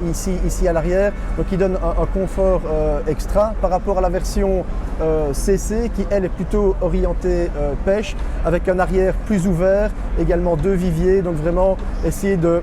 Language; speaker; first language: French; native; French